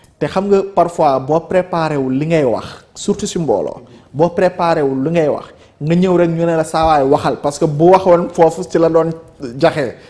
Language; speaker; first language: Wolof; native; Wolof